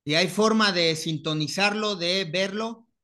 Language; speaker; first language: Spanish; native; Spanish